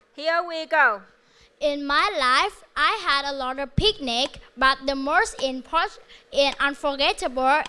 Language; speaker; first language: English; non-native, learner; Vietnamese